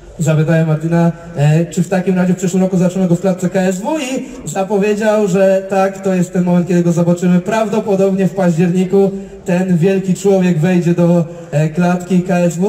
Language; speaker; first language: Polish; native; Polish